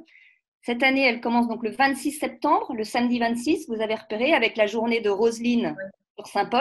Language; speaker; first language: French; native; French